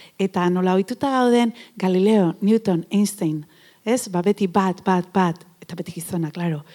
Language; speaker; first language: Basque; native; Basque